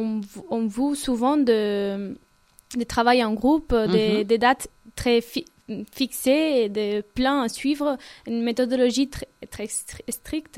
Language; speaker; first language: French; non-native, fluent; Spanish